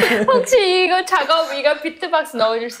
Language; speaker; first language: Korean; non-native, fluent; Chinese